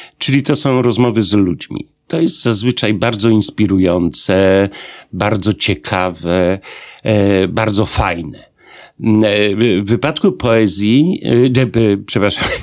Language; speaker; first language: Polish; native; Polish